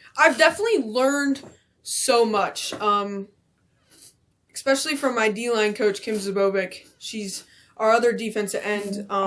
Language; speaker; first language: English; native; English